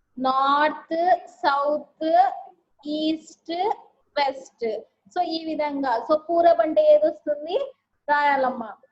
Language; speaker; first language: Telugu; non-native, local second language; Urdu